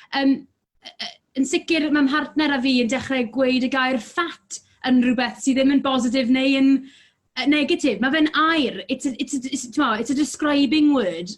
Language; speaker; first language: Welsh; native; Welsh